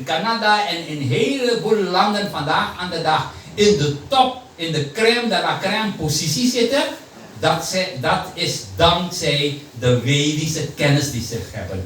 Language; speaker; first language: Dutch; non-native, local second language; Hindi